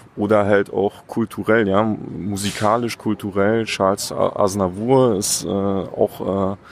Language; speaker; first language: German; native; German